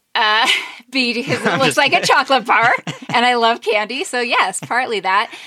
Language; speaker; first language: English; native; English